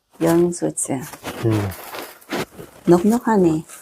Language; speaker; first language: Korean; non-native, learner; Vietnamese